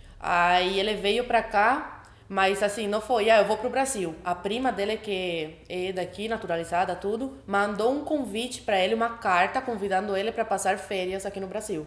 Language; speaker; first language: Portuguese; early bilingual, other home language; Spanish